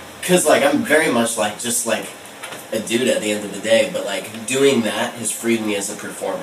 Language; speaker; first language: English; native; English